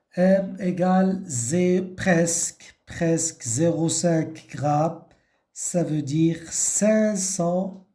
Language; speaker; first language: French; non-native, local second language; Arabic